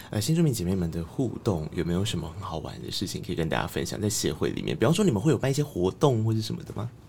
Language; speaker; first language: Chinese; native; Chinese